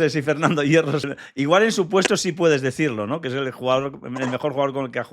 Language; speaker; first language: Spanish; native; Spanish